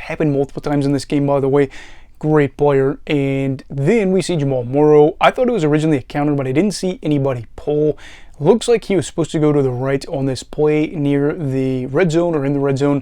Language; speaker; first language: English; native; English